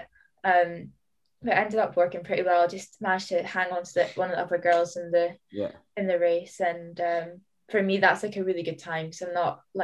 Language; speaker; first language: English; native; English